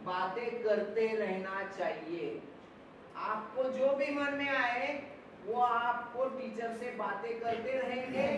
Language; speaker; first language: Hindi; non-native, local second language; Marathi